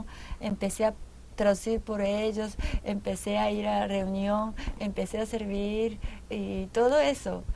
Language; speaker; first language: Spanish; non-native, fluent; Japanese